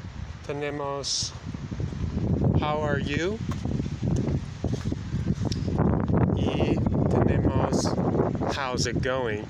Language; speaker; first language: Spanish; non-native, fluent; English